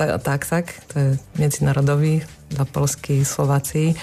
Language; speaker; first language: Polish; non-native, learner; Slovak